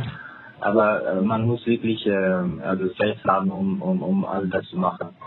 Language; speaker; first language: German; non-native, fluent; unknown